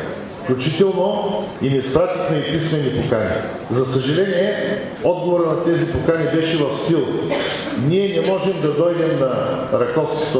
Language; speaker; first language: Bulgarian; native; Bulgarian